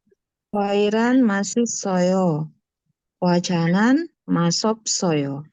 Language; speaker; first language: Korean; non-native, learner; Indonesian